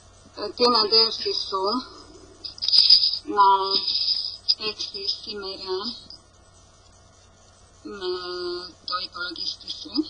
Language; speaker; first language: Greek; non-native, learner; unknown